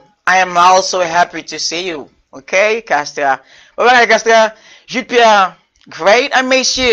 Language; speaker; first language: English; non-native, fluent; Haitian Creole